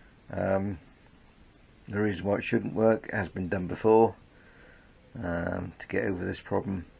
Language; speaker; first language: English; native; English